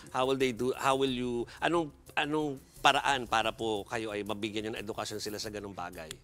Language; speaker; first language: Filipino; native; Filipino